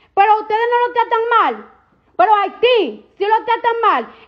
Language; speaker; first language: Spanish; early bilingual, heritage; Spanish